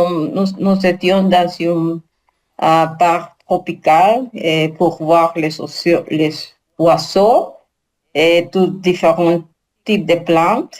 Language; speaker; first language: French; non-native, learner; Spanish